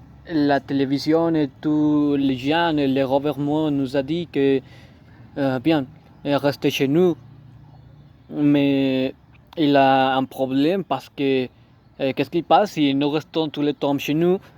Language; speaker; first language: French; non-native, learner; Spanish